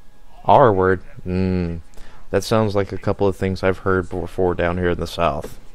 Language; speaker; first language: English; native; English